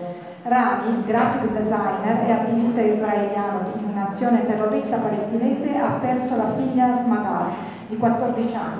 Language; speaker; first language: Italian; native; Italian